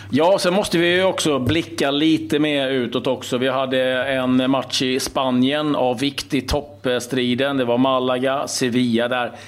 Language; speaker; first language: Swedish; native; Swedish